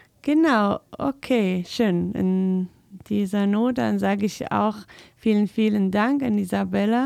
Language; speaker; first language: German; non-native, fluent; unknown